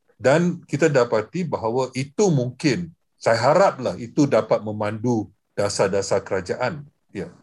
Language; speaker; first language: Malay; non-native, local second language; English